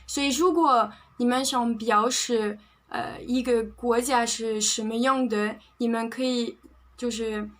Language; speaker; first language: Chinese; non-native, fluent; French